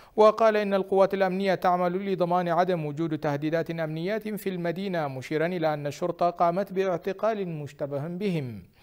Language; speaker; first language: Arabic; non-native, fluent; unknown